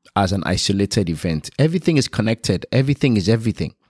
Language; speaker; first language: English; non-native, local second language; Yoruba